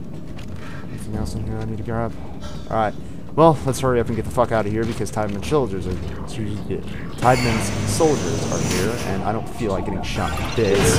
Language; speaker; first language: English; native; English